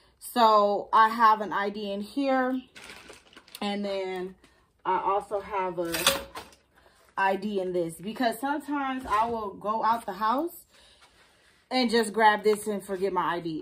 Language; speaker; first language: English; native; English